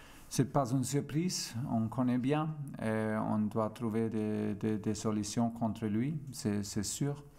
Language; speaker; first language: French; non-native, fluent; German